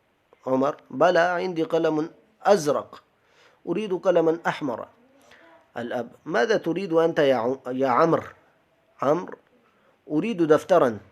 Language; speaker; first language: Arabic; non-native, fluent; Urdu